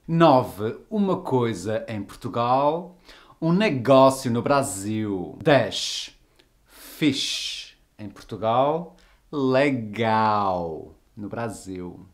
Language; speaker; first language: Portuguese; native; Portuguese